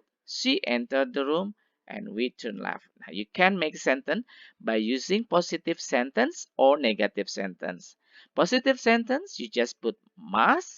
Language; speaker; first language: English; non-native, learner; Indonesian